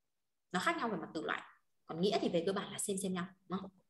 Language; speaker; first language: Vietnamese; native; Vietnamese